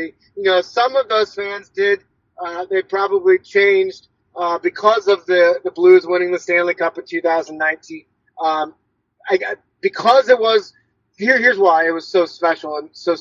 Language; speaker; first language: English; native; English